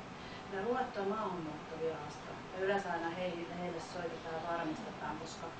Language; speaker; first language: Finnish; native; Finnish